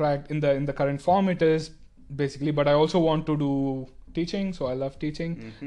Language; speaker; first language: English; non-native, local second language; Tamil